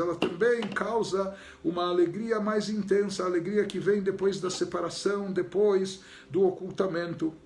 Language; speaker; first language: Portuguese; native; Portuguese